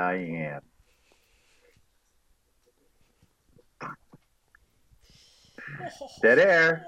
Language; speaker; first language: English; native; English